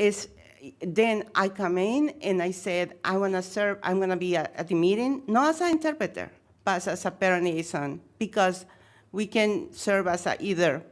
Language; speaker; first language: English; non-native, fluent; Spanish